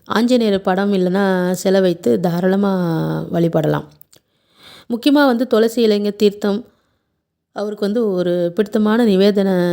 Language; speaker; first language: Tamil; non-native, local second language; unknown